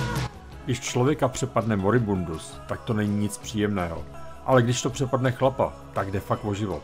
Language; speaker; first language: Czech; native; Czech